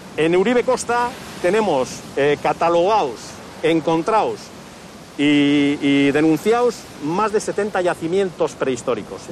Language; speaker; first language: Spanish; native; Spanish